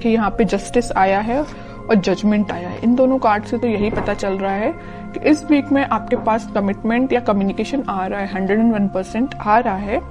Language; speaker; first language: Hindi; native; Hindi